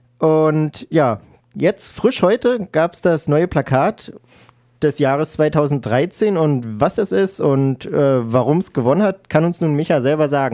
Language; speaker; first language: German; native; German